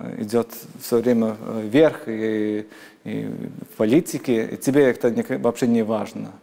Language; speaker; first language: Russian; non-native, local second language; Latvian